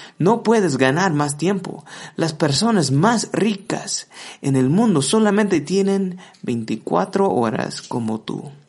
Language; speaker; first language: Spanish; non-native, fluent; English